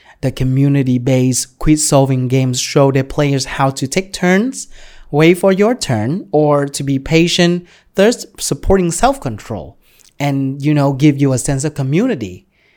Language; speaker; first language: English; non-native, fluent; Vietnamese